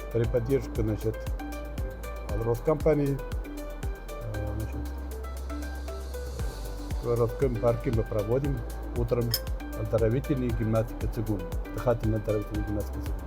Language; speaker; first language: Russian; non-native, local second language; Tatar